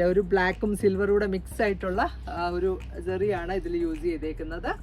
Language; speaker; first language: Malayalam; native; Malayalam